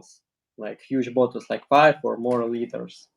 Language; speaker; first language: English; non-native, learner; Russian